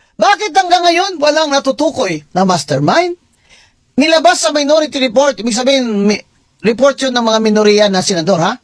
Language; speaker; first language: Filipino; non-native, local second language; Hiligaynon